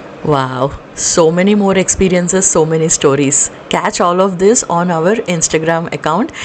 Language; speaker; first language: English; non-native, local second language; Telugu